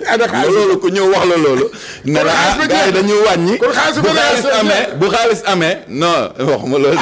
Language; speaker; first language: Wolof; native; Wolof